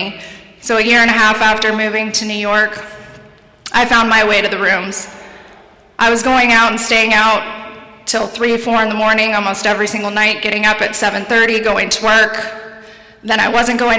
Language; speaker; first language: English; native; English